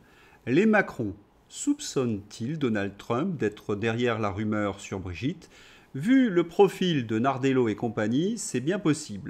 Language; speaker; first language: French; native; French